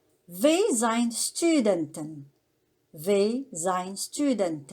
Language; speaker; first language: Dutch; non-native, learner; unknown